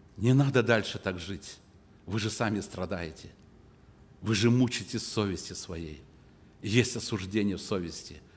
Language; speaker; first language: Russian; native; Russian